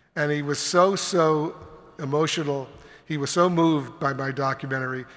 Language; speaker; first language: English; native; English